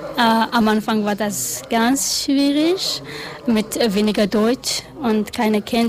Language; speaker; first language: German; non-native, learner; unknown